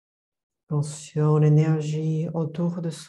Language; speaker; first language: French; non-native, fluent; Chinese